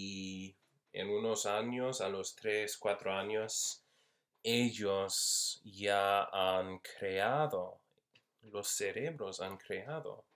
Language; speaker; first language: Spanish; non-native, fluent; English